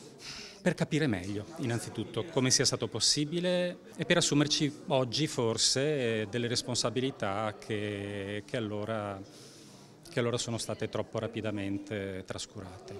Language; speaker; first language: Italian; native; Italian